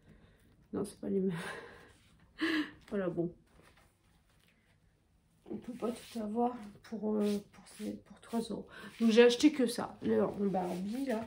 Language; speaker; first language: French; native; French